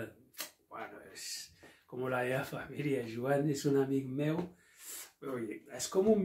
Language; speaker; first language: Catalan; non-native, local second language; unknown